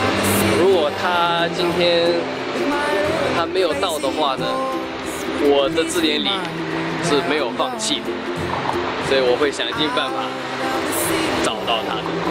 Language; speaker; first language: Chinese; non-native, fluent; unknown